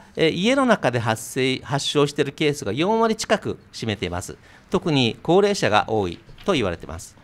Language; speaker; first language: Japanese; native; Japanese